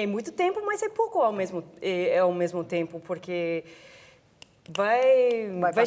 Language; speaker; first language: Portuguese; non-native, fluent; English